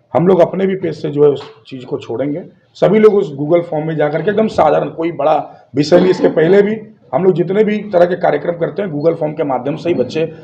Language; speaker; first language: Hindi; non-native, local second language; Bangla